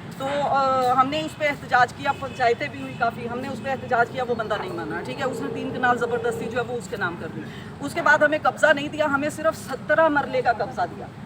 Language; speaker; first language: Urdu; non-native, local second language; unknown